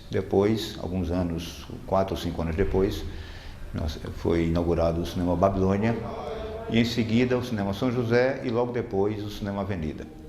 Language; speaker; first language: Portuguese; native; Portuguese